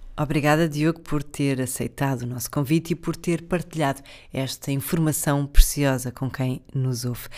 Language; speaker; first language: Portuguese; native; Portuguese